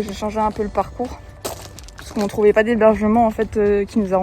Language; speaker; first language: French; native; French